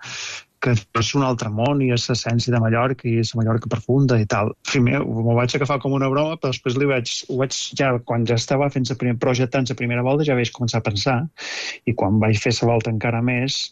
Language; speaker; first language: Catalan; native; Catalan